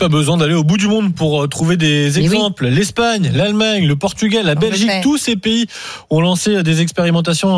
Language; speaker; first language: French; native; French